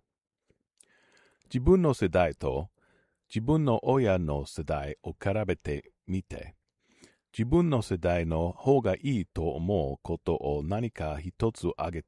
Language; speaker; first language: Japanese; non-native, learner; English